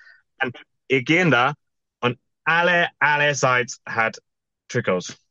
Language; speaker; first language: German; non-native, fluent; English